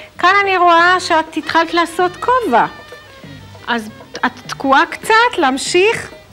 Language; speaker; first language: Hebrew; native; Hebrew